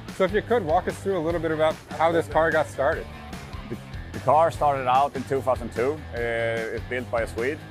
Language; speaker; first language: English; non-native, fluent; Swedish